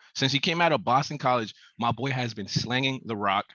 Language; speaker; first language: English; early bilingual, other home language; Spanish